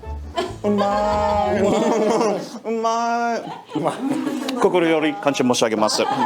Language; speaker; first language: Japanese; non-native, learner; English